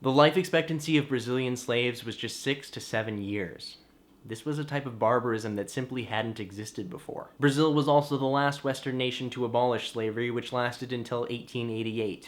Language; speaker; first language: English; native; English